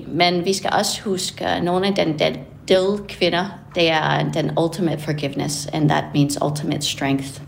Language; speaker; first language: Danish; non-native, fluent; English